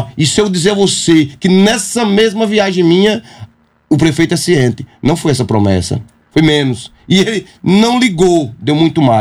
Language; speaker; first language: Portuguese; native; Portuguese